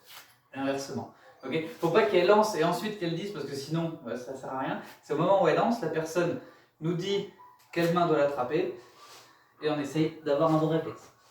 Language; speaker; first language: French; native; French